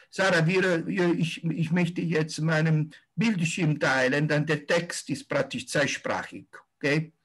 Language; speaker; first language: German; non-native, fluent; Italian